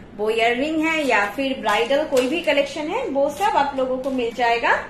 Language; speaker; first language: Hindi; non-native, local second language; Bangla